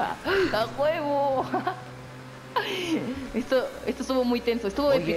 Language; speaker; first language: Spanish; native; Spanish